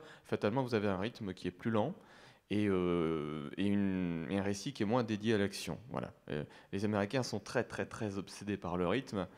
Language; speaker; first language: French; native; French